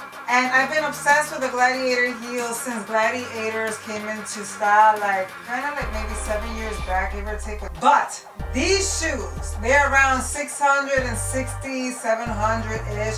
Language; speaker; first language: English; early bilingual, other home language; Spanish